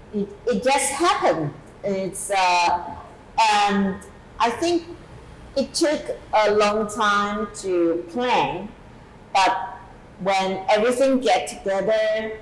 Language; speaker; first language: English; non-native, fluent; Chinese